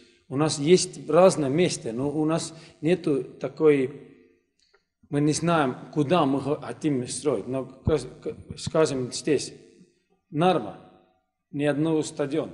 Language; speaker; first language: Russian; non-native, learner; Estonian